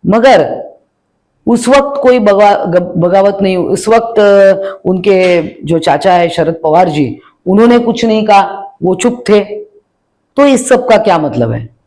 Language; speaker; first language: Hindi; non-native, local second language; Marathi